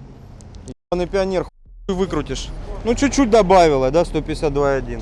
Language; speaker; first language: Russian; native; Russian